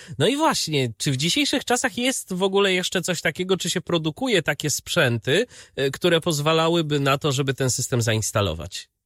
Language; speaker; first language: Polish; native; Polish